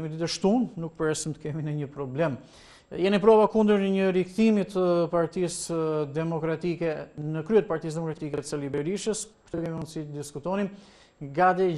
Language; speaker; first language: Albanian; native; Albanian